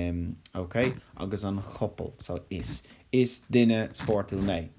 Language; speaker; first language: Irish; non-native, local second language; English